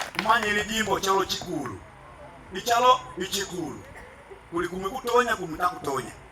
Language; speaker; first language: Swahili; non-native, local second language; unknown